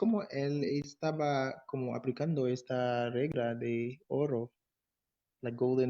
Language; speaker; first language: Spanish; non-native, fluent; English